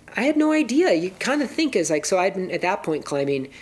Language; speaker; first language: English; native; English